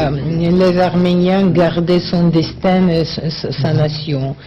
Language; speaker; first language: French; non-native, learner; Russian